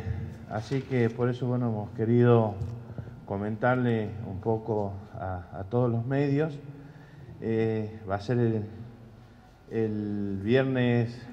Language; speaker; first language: Spanish; native; Spanish